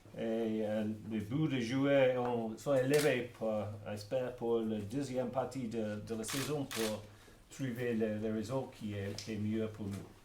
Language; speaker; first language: French; non-native, learner; English